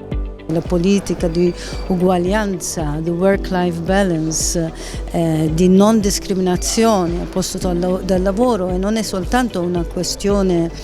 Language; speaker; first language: Italian; non-native, fluent; Maltese